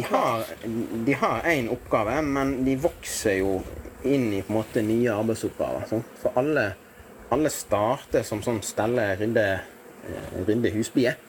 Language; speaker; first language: Norwegian; native; Norwegian